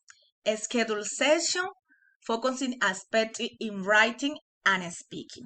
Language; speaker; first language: English; non-native, learner; Spanish